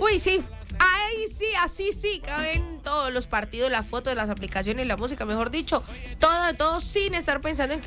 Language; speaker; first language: Spanish; native; Spanish